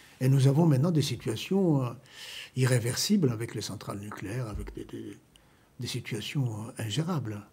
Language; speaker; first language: French; non-native, fluent; Greek